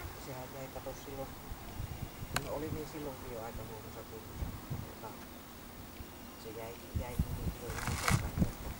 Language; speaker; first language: Finnish; native; Finnish